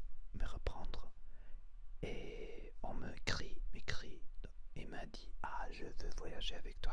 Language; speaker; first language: French; non-native, learner; Spanish